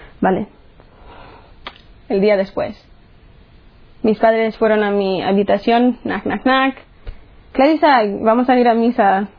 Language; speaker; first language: Spanish; early bilingual, heritage; English